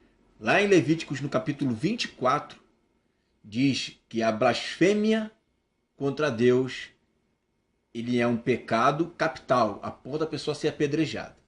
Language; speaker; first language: Portuguese; native; Portuguese